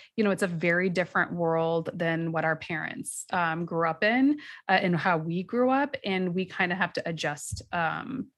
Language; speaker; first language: English; native; English